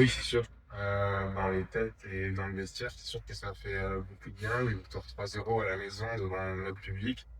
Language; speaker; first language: French; native; French